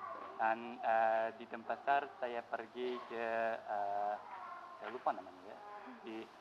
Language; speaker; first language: Indonesian; non-native, learner; Uzbek